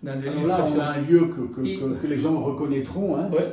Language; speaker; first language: French; native; French